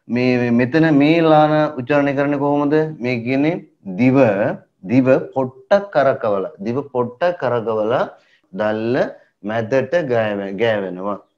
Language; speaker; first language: Sinhala; native; Sinhala